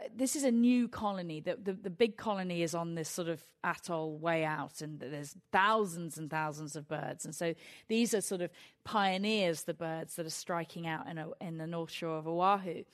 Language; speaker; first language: English; native; English